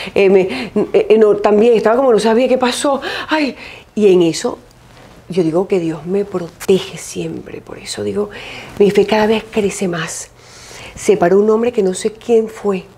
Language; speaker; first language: Spanish; native; Spanish